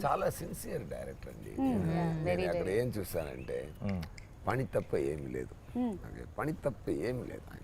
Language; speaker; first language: Telugu; non-native, fluent; Tamil